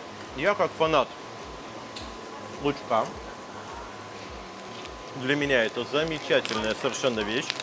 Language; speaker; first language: Russian; native; Russian